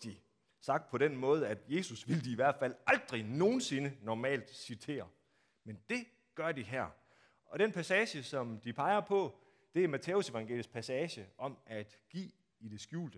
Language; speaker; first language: Danish; native; Danish